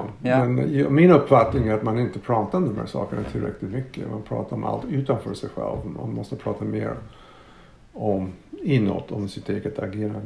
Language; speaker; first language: Swedish; non-native, fluent; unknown